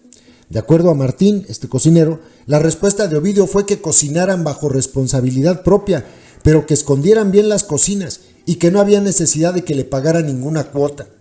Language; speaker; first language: Spanish; native; Spanish